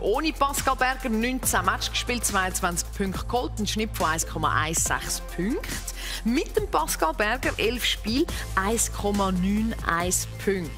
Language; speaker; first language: German; native; German